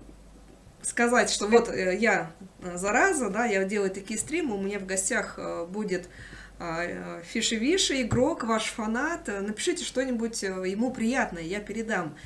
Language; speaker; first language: Russian; native; Russian